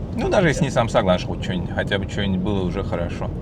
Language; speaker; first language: Russian; native; Russian